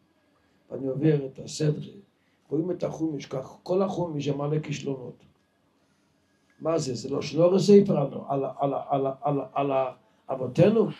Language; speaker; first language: Hebrew; non-native, local second language; Yiddish